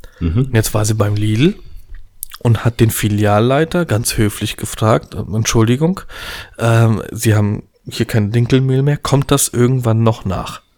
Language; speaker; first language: German; early bilingual, other home language; Polish